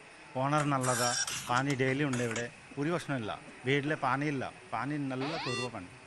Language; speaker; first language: Malayalam; non-native, learner; Bangla